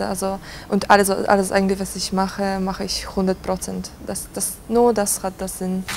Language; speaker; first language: German; non-native, fluent; Polish